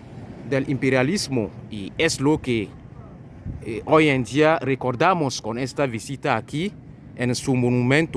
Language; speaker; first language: Spanish; non-native, fluent; French